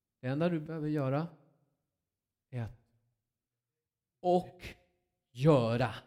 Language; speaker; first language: Swedish; non-native, fluent; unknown